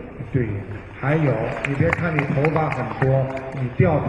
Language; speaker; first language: Chinese; native; Chinese